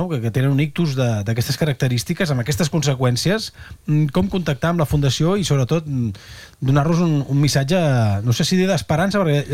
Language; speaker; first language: Catalan; native; Catalan